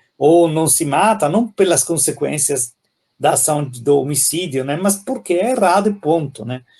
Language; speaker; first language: Portuguese; non-native, fluent; Italian